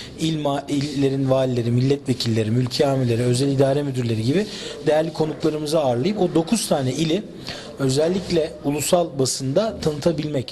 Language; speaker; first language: Turkish; native; Turkish